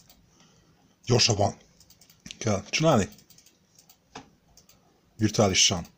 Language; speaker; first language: Hungarian; non-native, learner; Serbian